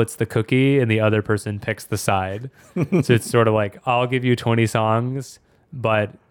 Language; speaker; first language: English; native; English